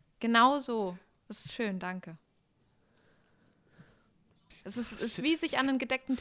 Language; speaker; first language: German; native; German